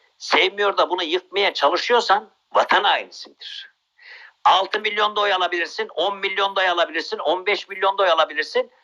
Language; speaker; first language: Turkish; native; Turkish